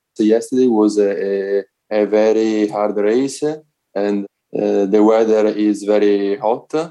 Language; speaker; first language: English; non-native, learner; Italian